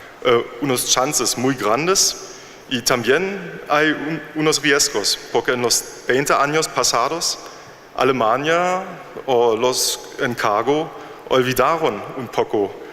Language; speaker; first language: Spanish; non-native, learner; German